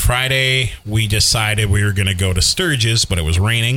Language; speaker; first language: English; native; English